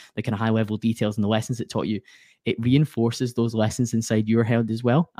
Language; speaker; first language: English; native; English